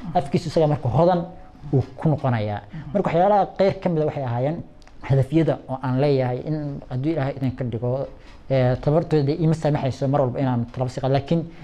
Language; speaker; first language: Somali; native; Somali